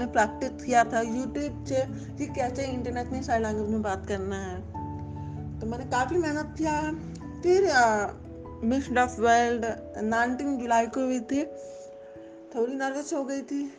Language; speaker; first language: Hindi; native; Hindi